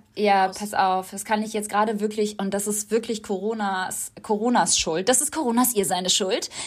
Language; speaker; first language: German; native; German